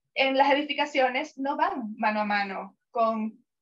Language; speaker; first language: Spanish; non-native, fluent; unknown